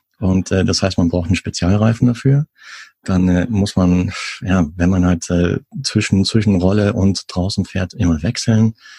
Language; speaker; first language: German; native; German